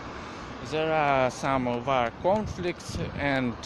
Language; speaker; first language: English; non-native, learner; Russian